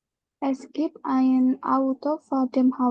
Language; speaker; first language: German; non-native, learner; Indonesian